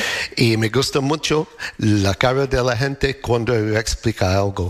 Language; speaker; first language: Spanish; non-native, learner; English